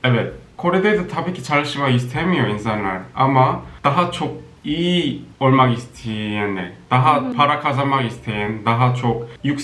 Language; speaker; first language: Turkish; non-native, learner; Korean